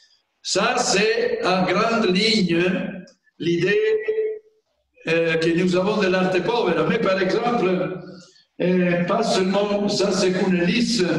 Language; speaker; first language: French; non-native, fluent; Italian